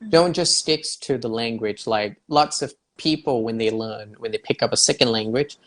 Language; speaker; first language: English; non-native, fluent; Thai